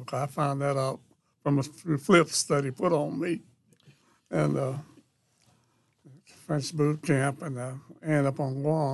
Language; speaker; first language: English; native; English